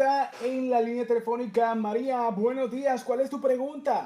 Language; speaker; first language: Spanish; native; Spanish